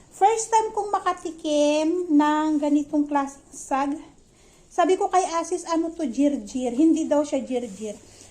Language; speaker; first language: Filipino; native; Filipino